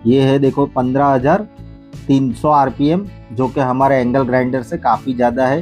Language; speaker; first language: Hindi; native; Hindi